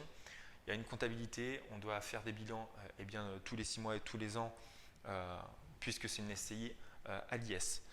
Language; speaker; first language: French; native; French